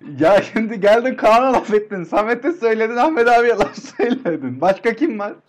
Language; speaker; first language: Turkish; native; Turkish